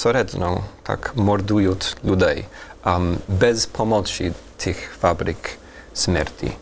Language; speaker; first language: Ukrainian; non-native, fluent; German